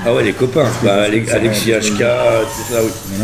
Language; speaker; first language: French; native; French